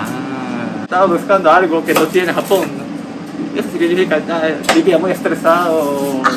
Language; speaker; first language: Spanish; non-native, fluent; Japanese